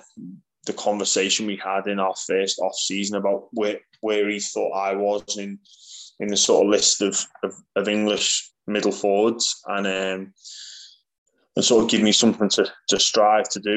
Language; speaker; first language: English; native; English